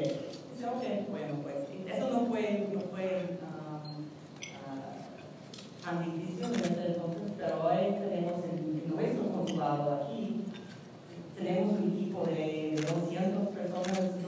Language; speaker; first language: Spanish; non-native, fluent; English